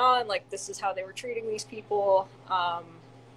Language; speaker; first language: English; native; English